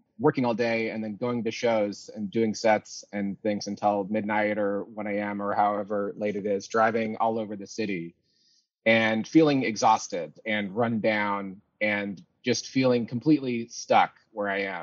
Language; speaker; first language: English; native; English